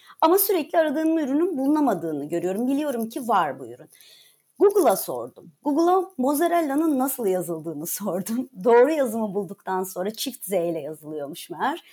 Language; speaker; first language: Turkish; native; Turkish